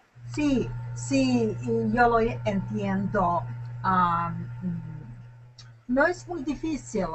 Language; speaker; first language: Spanish; non-native, learner; English